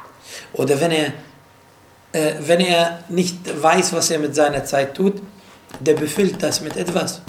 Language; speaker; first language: German; non-native, fluent; Arabic